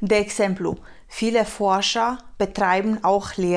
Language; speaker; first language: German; non-native, fluent; Romanian